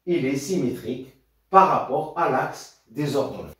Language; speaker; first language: French; non-native, local second language; Arabic